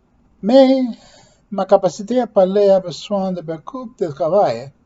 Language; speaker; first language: French; non-native, learner; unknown